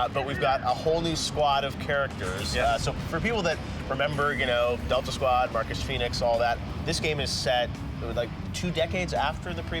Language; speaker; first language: English; native; English